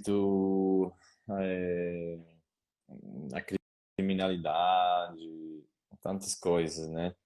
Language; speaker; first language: Portuguese; non-native, learner; Spanish